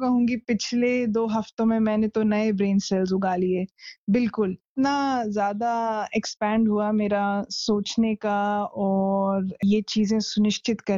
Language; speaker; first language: Hindi; non-native, local second language; Punjabi